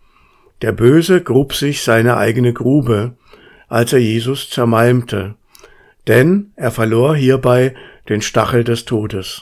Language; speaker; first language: German; native; German